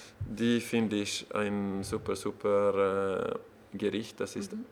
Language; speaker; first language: German; non-native, learner; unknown